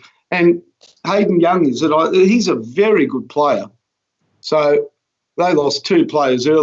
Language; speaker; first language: English; native; English